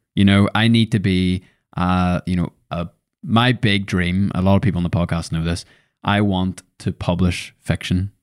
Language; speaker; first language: English; native; English